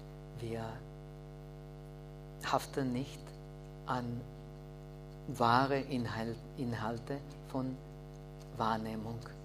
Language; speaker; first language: German; non-native, fluent; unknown